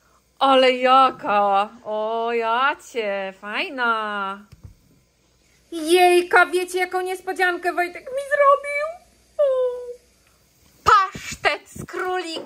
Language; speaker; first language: Polish; native; Polish